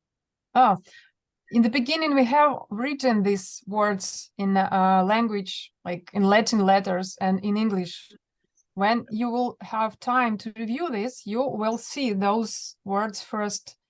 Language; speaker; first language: English; non-native, fluent; Russian